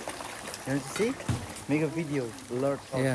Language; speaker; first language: English; non-native, learner; Indonesian